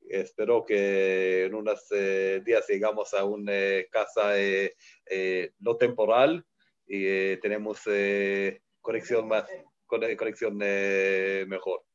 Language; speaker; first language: Spanish; non-native, learner; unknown